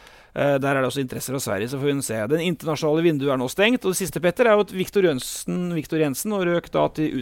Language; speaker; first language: Norwegian; native; Norwegian